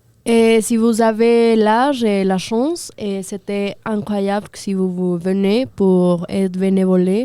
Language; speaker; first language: French; non-native, fluent; Spanish